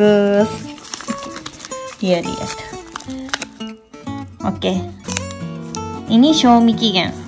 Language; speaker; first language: Indonesian; non-native, fluent; Japanese